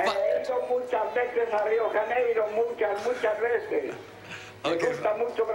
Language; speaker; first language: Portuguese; non-native, learner; Spanish